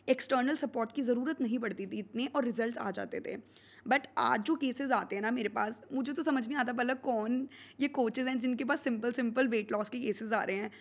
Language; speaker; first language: Hindi; native; Hindi